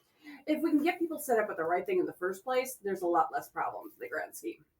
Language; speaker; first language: English; native; English